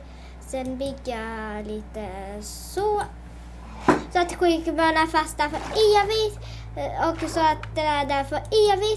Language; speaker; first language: Swedish; native; Swedish